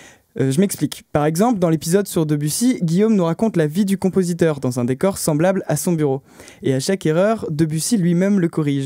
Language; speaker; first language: French; native; French